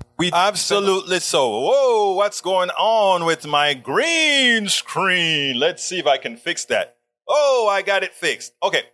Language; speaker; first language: English; non-native, fluent; Spanish